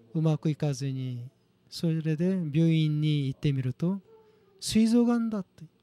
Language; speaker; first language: Japanese; non-native, fluent; Korean